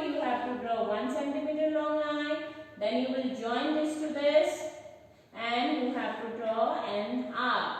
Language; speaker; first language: English; non-native, local second language; Hindi